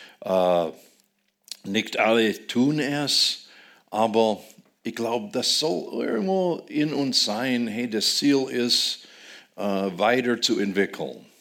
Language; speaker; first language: German; non-native, fluent; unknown